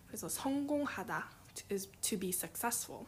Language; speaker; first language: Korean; early bilingual, heritage; Korean